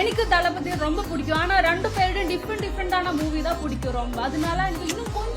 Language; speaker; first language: Tamil; non-native, local second language; Malayalam